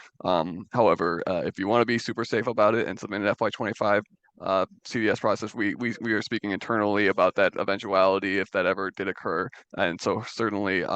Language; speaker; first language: English; native; English